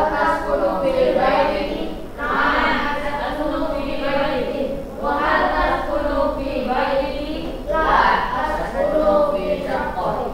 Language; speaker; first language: Arabic; non-native, learner; Indonesian